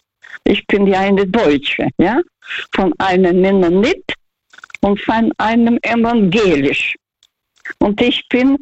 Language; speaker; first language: German; non-native, fluent; Russian